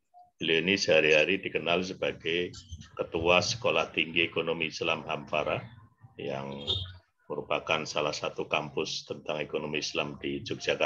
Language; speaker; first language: Indonesian; native; Indonesian